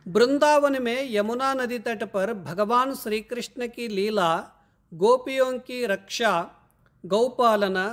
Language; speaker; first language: Hindi; non-native, local second language; Kannada